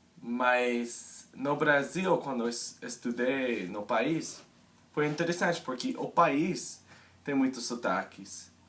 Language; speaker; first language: Portuguese; non-native, fluent; English